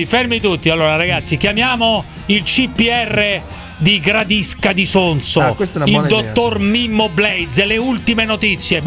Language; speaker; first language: Italian; native; Italian